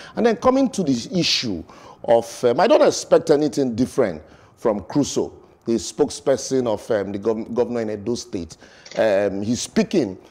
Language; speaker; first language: English; non-native, local second language; Bini